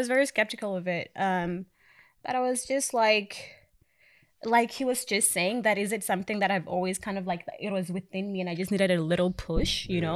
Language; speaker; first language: English; non-native, local second language; Tswana